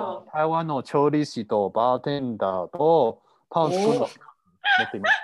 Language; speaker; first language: Japanese; non-native, fluent; Chinese